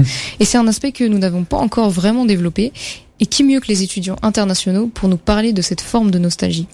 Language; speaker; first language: French; native; French